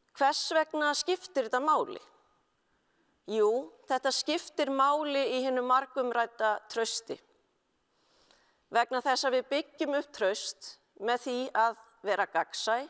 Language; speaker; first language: Icelandic; native; Icelandic